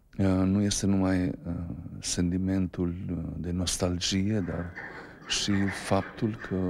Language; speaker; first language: Romanian; non-native, fluent; Albanian